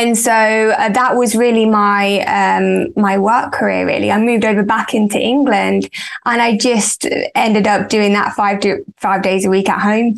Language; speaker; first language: English; native; English